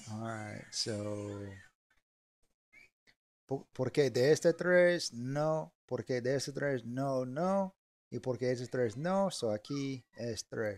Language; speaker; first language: Spanish; non-native, learner; English